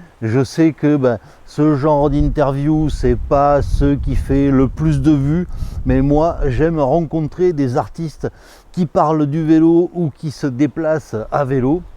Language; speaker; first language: French; native; French